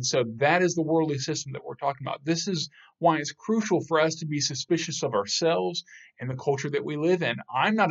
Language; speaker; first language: English; native; English